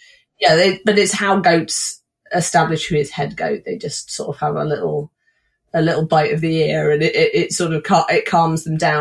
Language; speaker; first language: English; native; English